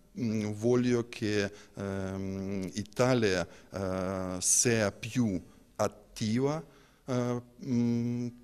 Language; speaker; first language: Italian; non-native, learner; Ukrainian